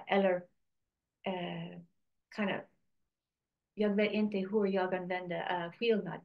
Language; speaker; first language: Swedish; non-native, learner; English